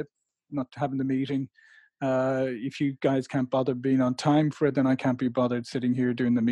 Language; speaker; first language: English; native; English